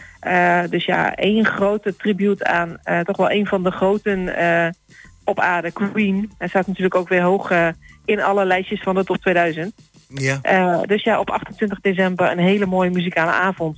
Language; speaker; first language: Dutch; native; Dutch